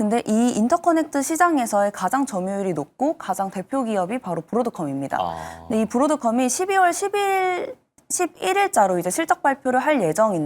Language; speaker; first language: Korean; native; Korean